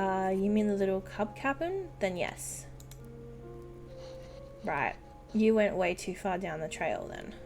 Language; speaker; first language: English; native; English